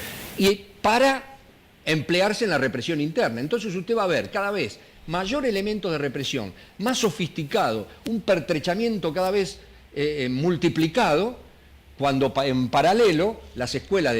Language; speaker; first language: Spanish; native; Spanish